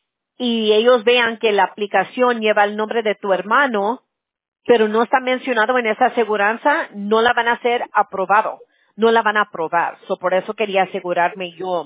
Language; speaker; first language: Spanish; early bilingual, heritage; Spanish